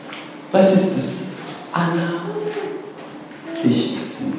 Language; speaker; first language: German; non-native, fluent; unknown